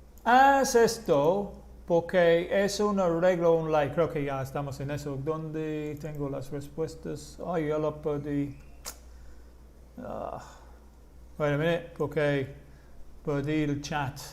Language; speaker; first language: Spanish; non-native, fluent; English